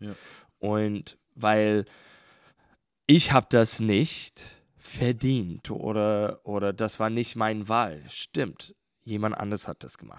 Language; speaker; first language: German; non-native, learner; English